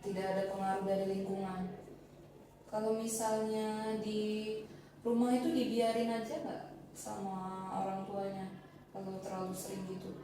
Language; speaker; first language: Indonesian; native; Indonesian